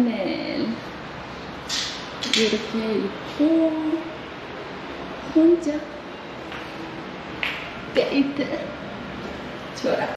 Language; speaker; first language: Korean; non-native, fluent; Uzbek